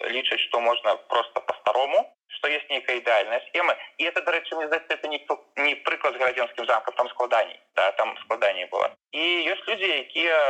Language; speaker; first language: Belarusian; non-native, local second language; Russian